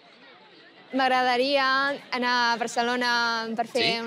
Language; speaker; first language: Catalan; non-native, learner; Chinese